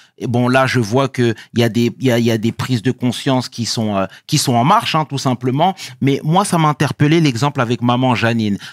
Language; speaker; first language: French; native; French